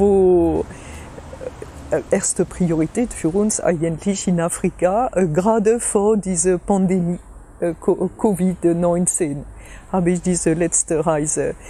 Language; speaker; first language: German; non-native, fluent; French